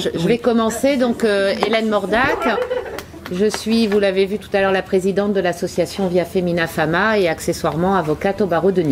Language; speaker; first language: French; native; French